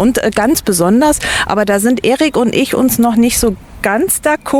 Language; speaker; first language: German; native; German